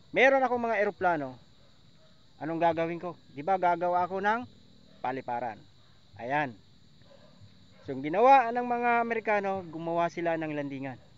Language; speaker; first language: Filipino; non-native, local second language; Bikol